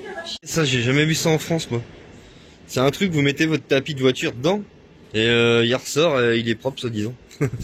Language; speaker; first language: French; native; French